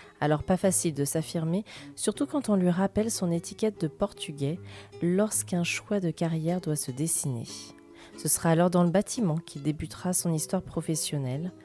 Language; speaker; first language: French; native; French